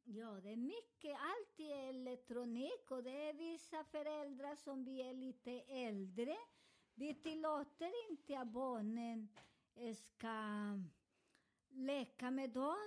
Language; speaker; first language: Swedish; non-native, learner; Spanish